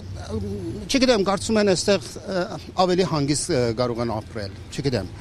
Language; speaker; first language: Armenian; non-native, fluent; Persian